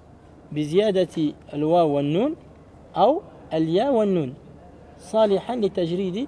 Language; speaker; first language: Arabic; non-native, fluent; French